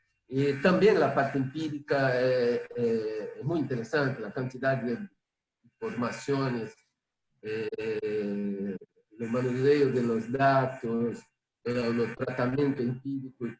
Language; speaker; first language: Spanish; non-native, fluent; Portuguese